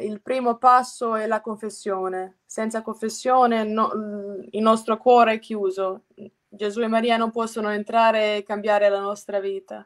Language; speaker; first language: Italian; non-native, fluent; Croatian